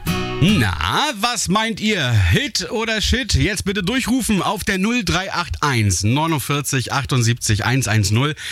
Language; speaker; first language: German; native; German